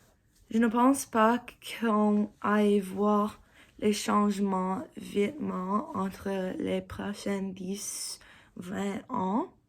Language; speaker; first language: French; non-native, learner; English